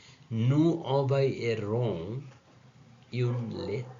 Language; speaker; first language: French; non-native, learner; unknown